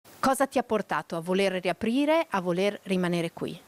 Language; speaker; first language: Italian; native; Italian